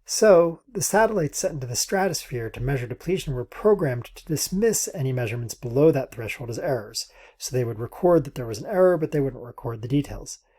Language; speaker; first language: English; native; English